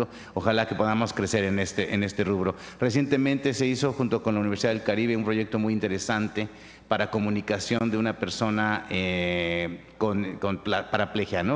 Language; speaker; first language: Spanish; native; Spanish